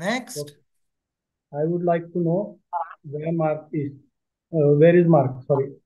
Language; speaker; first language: English; non-native, local second language; Hindi